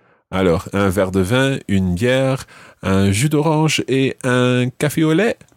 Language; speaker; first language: French; non-native, fluent; English